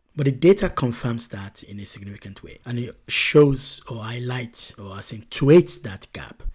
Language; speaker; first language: English; non-native, local second language; Yoruba